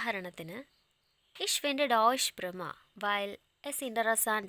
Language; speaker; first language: German; non-native, fluent; Malayalam